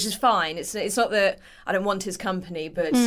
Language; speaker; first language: English; native; English